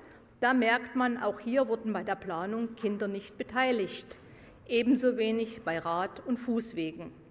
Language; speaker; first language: German; native; German